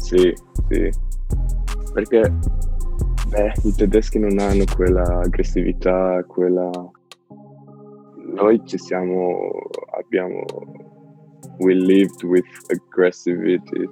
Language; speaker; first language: Italian; non-native, learner; Albanian